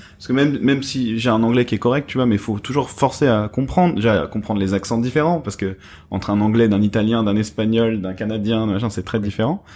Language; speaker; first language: French; native; French